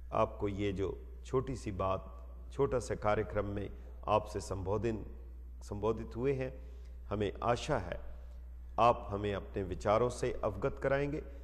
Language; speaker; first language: Hindi; non-native, local second language; Punjabi